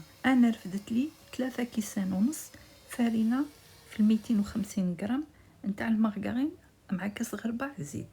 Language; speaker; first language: Arabic; native; Arabic